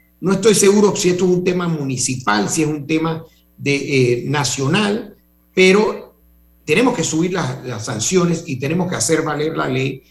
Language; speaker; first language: Spanish; native; Spanish